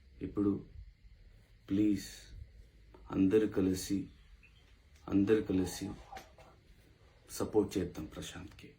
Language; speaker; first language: Telugu; non-native, learner; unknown